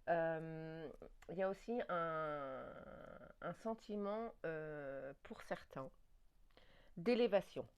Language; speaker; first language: French; native; French